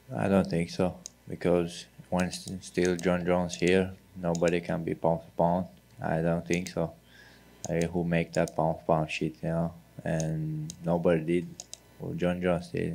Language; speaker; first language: English; non-native, learner; Chechen